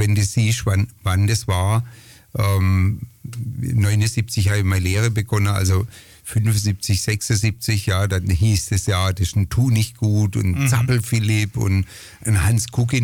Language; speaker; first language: German; native; German